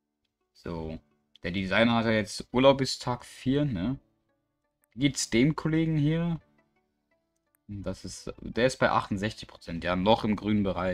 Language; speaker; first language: German; native; German